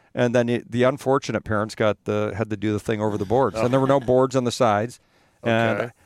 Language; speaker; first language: English; native; English